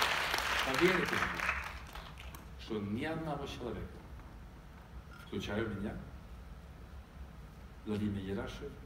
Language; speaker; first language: Russian; non-native, fluent; Swedish